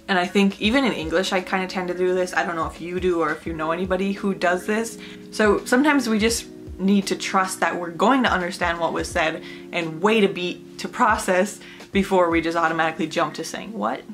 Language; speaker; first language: English; native; English